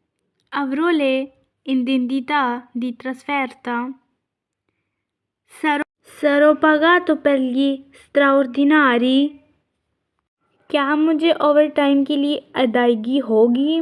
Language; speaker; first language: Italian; non-native, fluent; Urdu